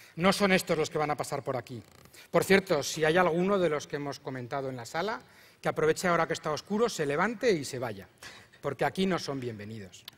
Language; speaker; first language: Spanish; native; Spanish